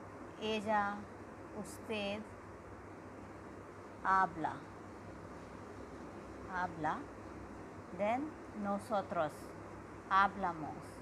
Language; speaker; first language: Spanish; non-native, learner; Hindi